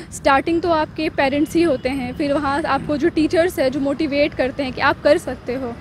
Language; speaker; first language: Hindi; native; Hindi